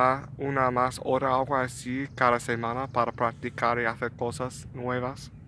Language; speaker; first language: Spanish; non-native, learner; English